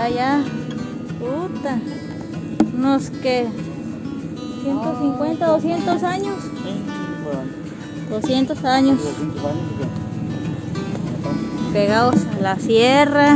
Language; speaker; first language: Spanish; native; Spanish